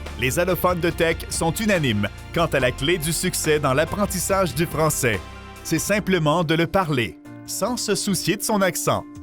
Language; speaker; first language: French; native; French